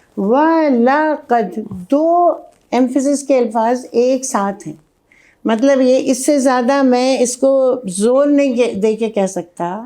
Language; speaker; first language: Urdu; native; Urdu